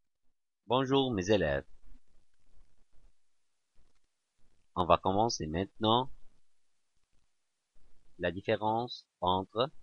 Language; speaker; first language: French; non-native, fluent; Arabic